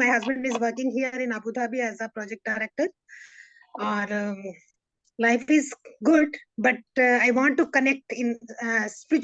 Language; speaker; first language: Hindi; native; Hindi